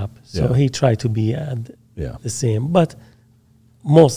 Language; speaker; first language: English; non-native, learner; Arabic